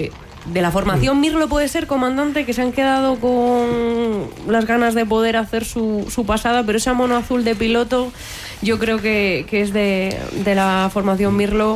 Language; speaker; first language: Spanish; native; Spanish